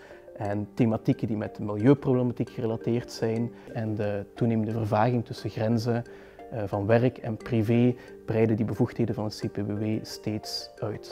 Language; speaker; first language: Dutch; native; Dutch